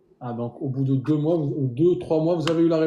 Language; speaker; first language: French; native; French